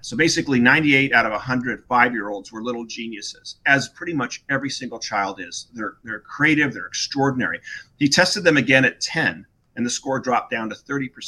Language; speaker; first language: English; native; English